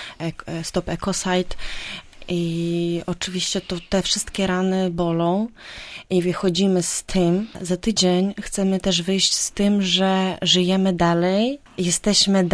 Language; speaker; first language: Polish; non-native, fluent; Ukrainian